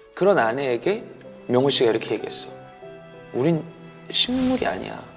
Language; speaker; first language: Korean; native; Korean